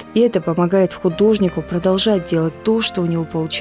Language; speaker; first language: Russian; native; Russian